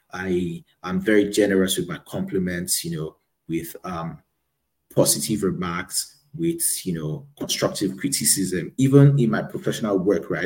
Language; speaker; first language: English; non-native, local second language; Yoruba